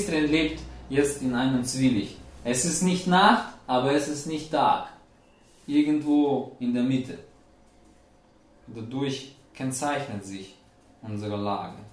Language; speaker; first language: German; non-native, fluent; Russian